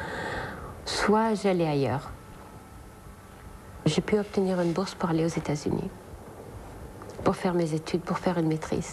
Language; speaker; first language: French; non-native, local second language; Arabic